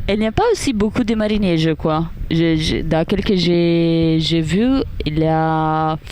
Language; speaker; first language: French; non-native, learner; Italian